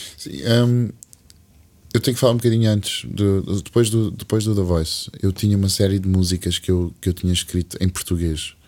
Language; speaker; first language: Portuguese; early bilingual, other home language; English